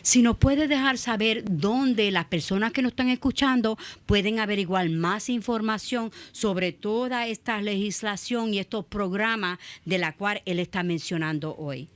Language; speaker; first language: Spanish; early bilingual, other home language; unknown